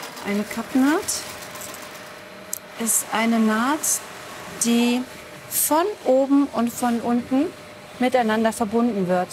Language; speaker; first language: German; native; German